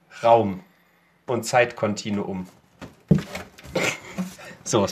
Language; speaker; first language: German; native; German